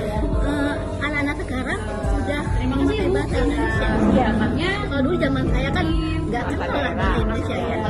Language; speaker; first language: Indonesian; non-native, local second language; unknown